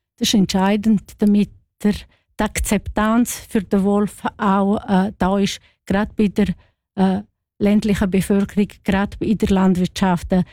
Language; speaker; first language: German; non-native, local second language; Romansh